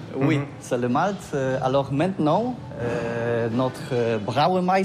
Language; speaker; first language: French; non-native, learner; Polish